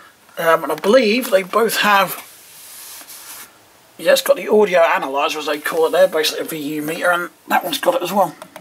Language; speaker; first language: English; native; English